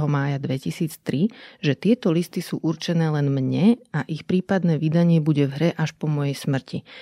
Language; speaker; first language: Slovak; native; Slovak